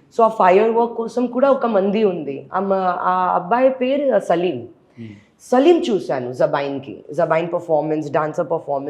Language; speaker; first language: Telugu; non-native, local second language; Hindi